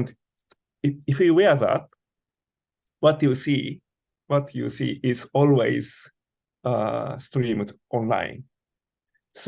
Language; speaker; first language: English; non-native, learner; Japanese